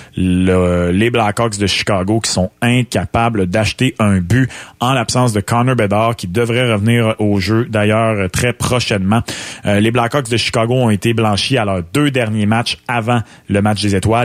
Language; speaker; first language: French; native; French